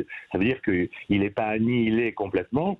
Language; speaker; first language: French; native; French